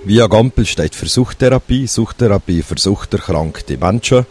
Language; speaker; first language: German; native; German